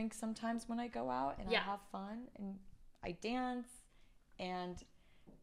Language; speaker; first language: English; non-native, fluent; Chinese